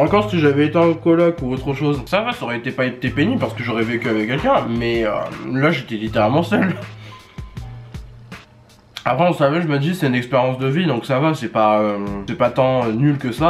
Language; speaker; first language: French; native; French